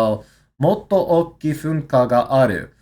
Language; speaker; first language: Japanese; non-native, learner; English